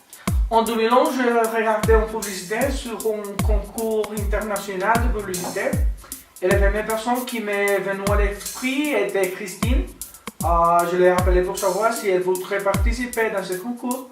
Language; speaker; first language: French; non-native, learner; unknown